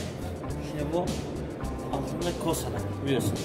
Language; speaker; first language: Turkish; native; Turkish